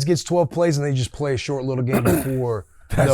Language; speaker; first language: English; native; English